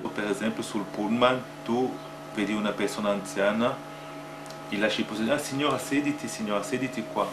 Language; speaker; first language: Italian; non-native, fluent; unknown